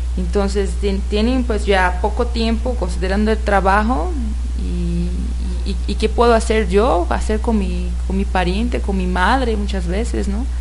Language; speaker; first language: Spanish; non-native, fluent; Portuguese